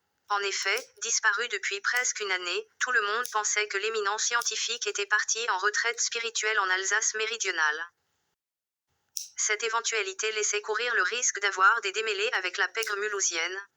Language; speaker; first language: French; native; French